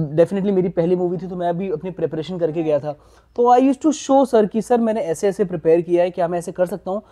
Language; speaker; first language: Hindi; native; Hindi